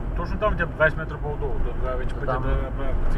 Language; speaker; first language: Bulgarian; native; Bulgarian